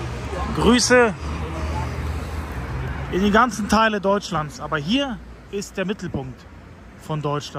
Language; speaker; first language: German; native; German